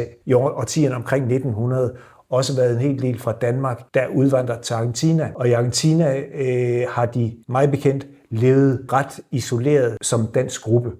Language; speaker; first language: Danish; native; Danish